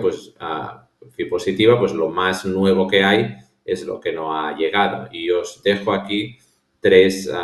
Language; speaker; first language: Spanish; native; Spanish